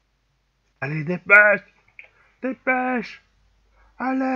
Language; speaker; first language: French; native; French